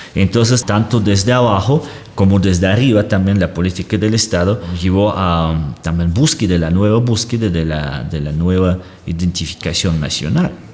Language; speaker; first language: Spanish; non-native, fluent; Russian